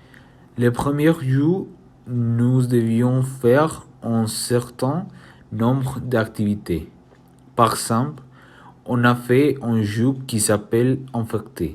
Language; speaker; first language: French; non-native, learner; Spanish